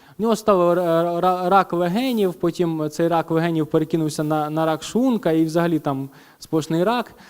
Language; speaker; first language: Ukrainian; non-native, local second language; Russian